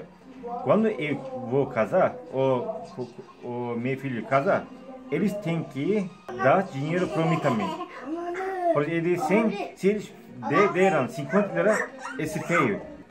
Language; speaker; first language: Portuguese; non-native, learner; Turkish